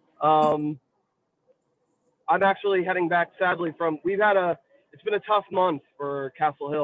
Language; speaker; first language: English; native; English